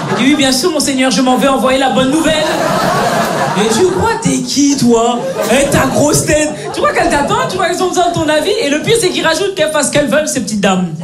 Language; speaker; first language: French; native; French